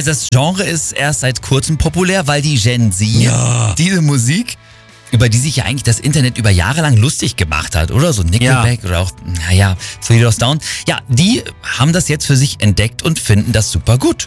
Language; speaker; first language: German; native; German